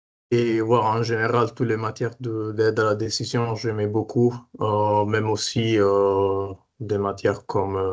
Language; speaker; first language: French; non-native, fluent; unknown